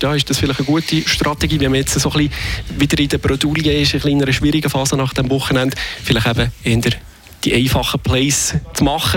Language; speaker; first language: German; native; German